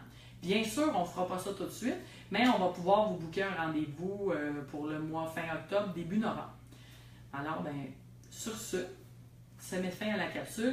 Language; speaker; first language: French; native; French